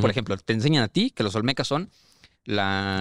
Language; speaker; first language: Spanish; native; Spanish